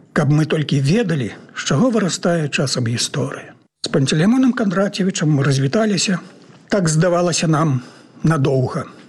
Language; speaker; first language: Belarusian; native; Belarusian